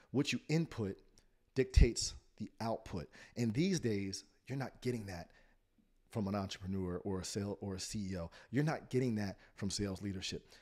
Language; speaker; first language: English; native; English